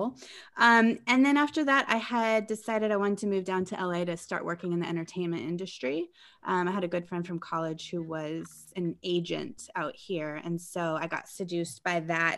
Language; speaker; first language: English; native; English